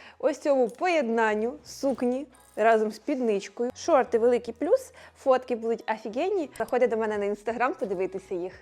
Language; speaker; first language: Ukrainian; non-native, local second language; Russian